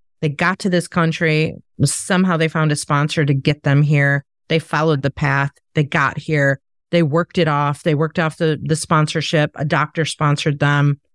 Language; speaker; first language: English; native; English